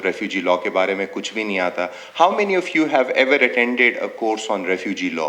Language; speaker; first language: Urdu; non-native, local second language; Pashto